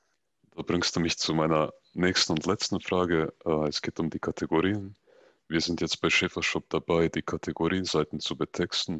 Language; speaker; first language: German; native; German